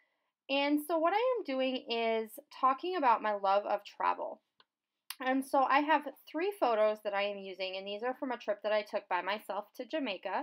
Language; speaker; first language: English; native; English